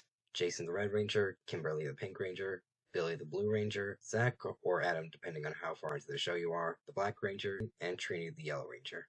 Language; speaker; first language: English; native; English